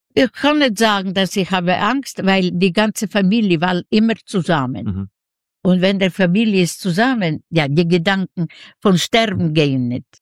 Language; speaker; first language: German; non-native, fluent; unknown